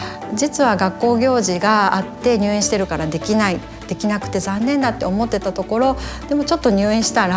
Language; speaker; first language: Japanese; native; Japanese